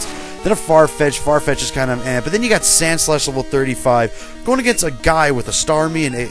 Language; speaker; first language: English; native; English